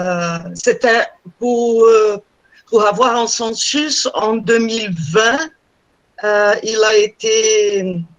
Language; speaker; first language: French; non-native, fluent; Portuguese